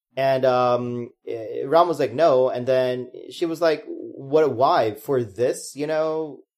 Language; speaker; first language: English; non-native, local second language; Hindi